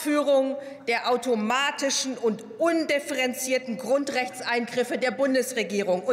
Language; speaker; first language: German; native; German